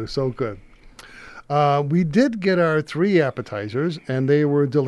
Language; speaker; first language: English; native; English